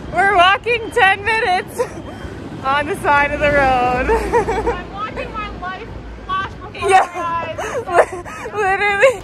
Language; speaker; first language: English; native; English